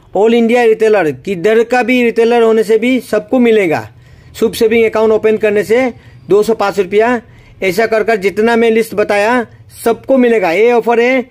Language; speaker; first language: Hindi; native; Hindi